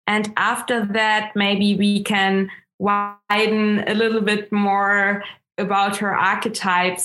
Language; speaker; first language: English; non-native, fluent; German